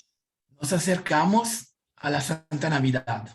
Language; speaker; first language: Spanish; non-native, learner; Italian